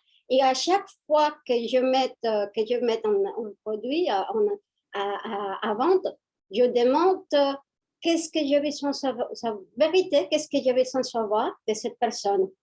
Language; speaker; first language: French; non-native, fluent; Spanish